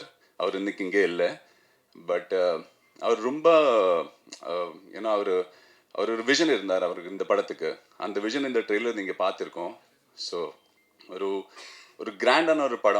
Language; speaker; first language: Tamil; non-native, fluent; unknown